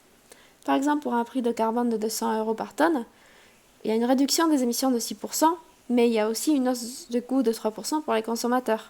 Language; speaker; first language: French; non-native, fluent; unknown